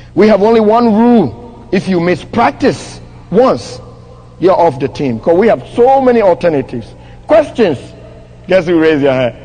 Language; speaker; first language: English; non-native, local second language; Akan